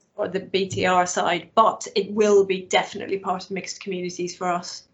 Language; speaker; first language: English; native; English